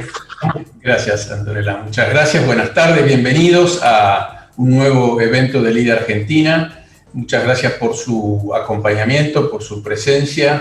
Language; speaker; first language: Spanish; native; Spanish